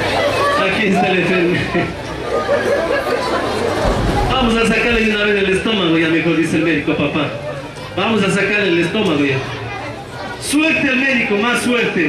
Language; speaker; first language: Spanish; native; Spanish